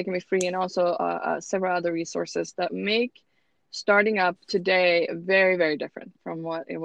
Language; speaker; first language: English; non-native, fluent; Swedish